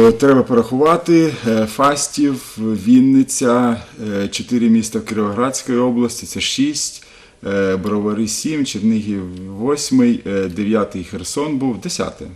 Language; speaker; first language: Ukrainian; non-native, local second language; Russian